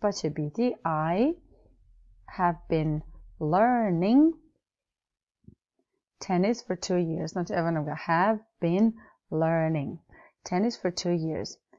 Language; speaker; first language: English; non-native, fluent; Serbian